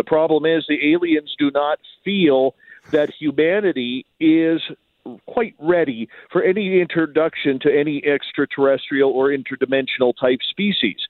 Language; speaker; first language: English; native; English